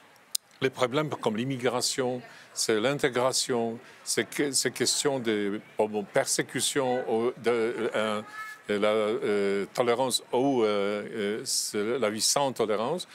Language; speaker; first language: French; non-native, fluent; Polish